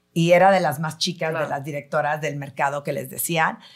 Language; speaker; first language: Spanish; early bilingual, heritage; Spanish